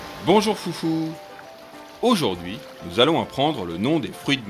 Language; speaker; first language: French; native; French